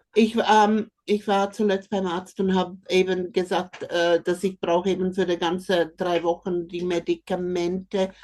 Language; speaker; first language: German; non-native, learner; English